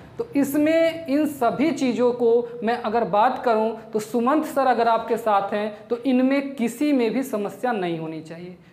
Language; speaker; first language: Hindi; non-native, local second language; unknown